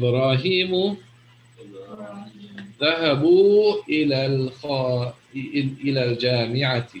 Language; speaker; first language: Arabic; non-native, fluent; English